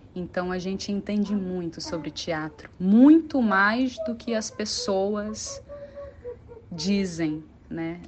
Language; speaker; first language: Portuguese; non-native, local second language; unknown